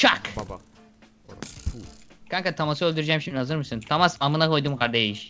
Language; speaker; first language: Turkish; native; Turkish